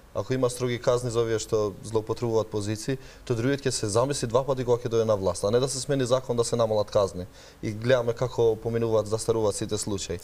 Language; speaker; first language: Macedonian; non-native, local second language; Albanian